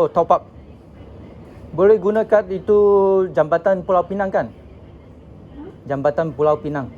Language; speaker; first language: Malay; non-native, local second language; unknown